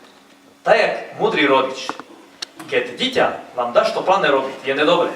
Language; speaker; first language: Slovak; non-native, local second language; Rusyn